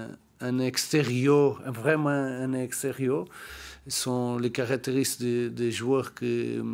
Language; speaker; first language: French; non-native, learner; Portuguese